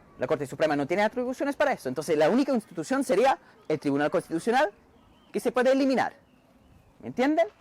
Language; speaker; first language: Spanish; non-native, fluent; English